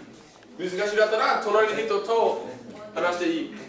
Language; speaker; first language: Japanese; non-native, learner; English